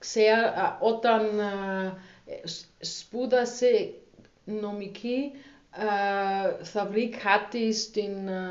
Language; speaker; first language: Greek; non-native, learner; German